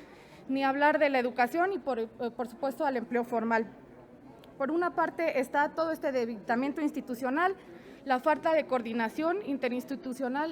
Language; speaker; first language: Spanish; native; Spanish